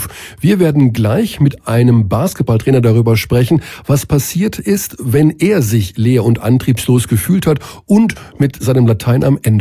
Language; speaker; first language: German; native; German